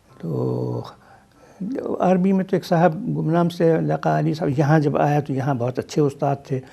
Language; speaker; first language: Urdu; native; Urdu